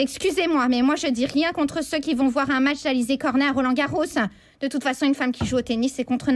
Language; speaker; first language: French; native; French